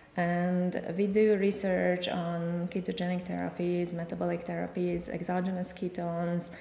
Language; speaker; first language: English; non-native, fluent; Hungarian